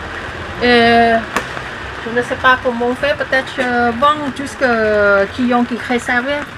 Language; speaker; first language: French; non-native, learner; Thai